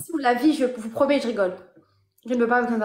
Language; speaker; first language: French; early bilingual, other home language; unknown